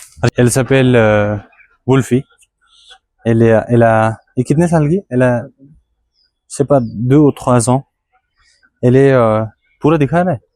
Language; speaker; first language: French; non-native, learner; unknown